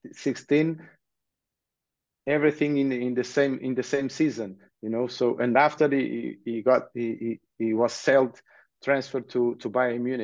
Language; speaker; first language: English; early bilingual, other home language; Portuguese